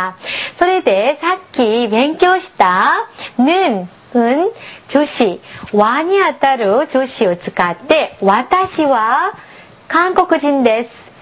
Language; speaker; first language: Japanese; non-native, fluent; Korean